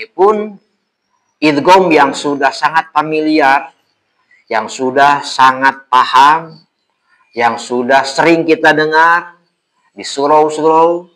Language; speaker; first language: Indonesian; native; Indonesian